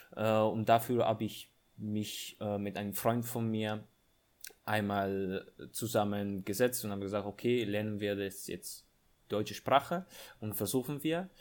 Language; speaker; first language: German; non-native, fluent; Italian